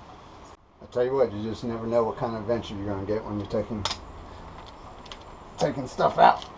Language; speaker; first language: English; native; English